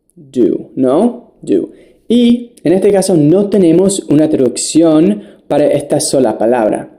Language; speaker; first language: Spanish; non-native, fluent; English